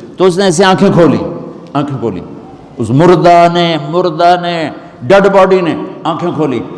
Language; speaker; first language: Urdu; non-native, local second language; Punjabi